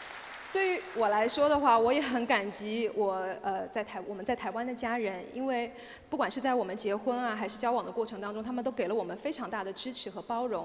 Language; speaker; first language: Chinese; native; Chinese